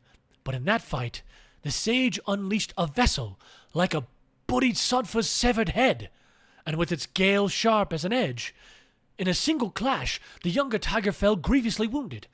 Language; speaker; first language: English; native; English